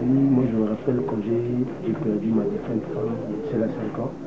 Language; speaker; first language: French; non-native, local second language; Lingala